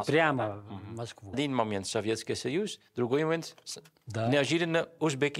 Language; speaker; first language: Russian; non-native, fluent; Dutch